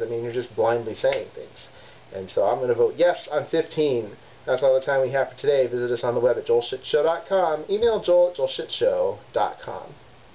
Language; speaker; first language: English; native; English